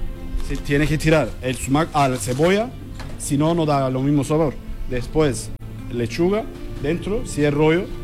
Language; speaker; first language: Spanish; non-native, learner; Turkish